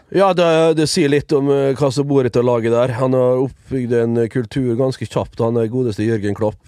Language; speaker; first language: Norwegian; early bilingual, other home language; Dutch